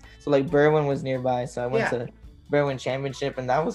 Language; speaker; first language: English; native; English